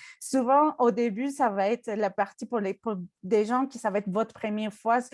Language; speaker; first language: French; non-native, fluent; Spanish